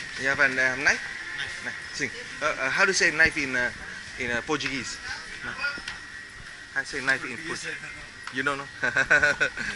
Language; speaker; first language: English; non-native, learner; Vietnamese